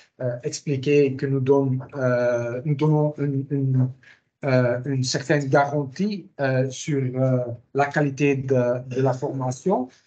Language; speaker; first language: French; non-native, local second language; Dutch